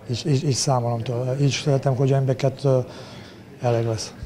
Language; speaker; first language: Hungarian; non-native, learner; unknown